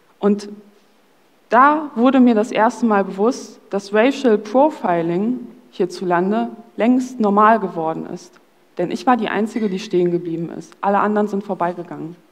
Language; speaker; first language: German; early bilingual, other home language; Polish